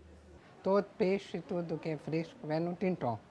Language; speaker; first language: Portuguese; non-native, local second language; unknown